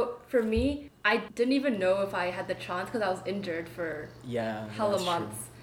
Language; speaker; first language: English; non-native, local second language; Cantonese